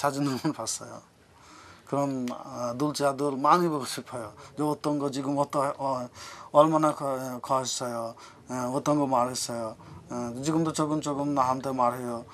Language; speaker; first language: Korean; non-native, learner; Bangla